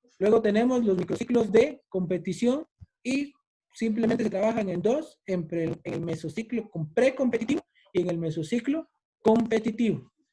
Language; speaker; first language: Spanish; native; Spanish